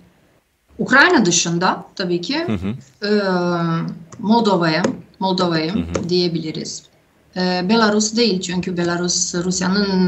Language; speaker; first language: Turkish; non-native, fluent; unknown